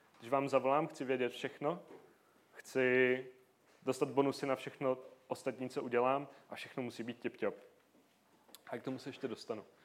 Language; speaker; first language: Czech; native; Czech